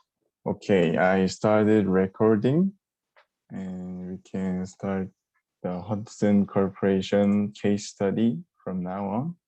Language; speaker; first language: English; non-native, learner; Korean